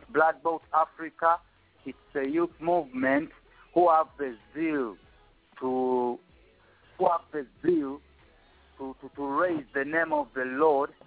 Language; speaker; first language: English; non-native, local second language; Ganda